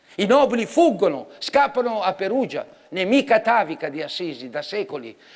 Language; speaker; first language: Italian; native; Italian